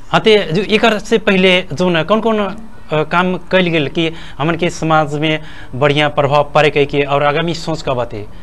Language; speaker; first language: Bhojpuri; non-native, local second language; Rana Tharu